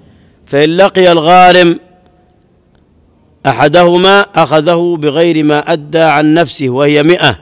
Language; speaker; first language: Arabic; native; Arabic